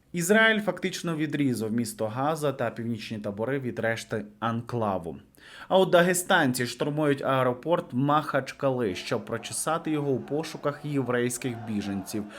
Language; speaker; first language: Ukrainian; native; Ukrainian